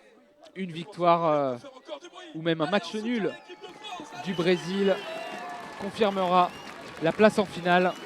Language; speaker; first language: French; native; French